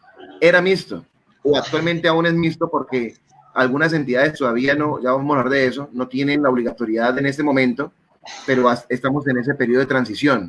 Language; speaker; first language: Spanish; native; Spanish